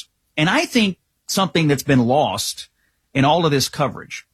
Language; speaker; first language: English; native; English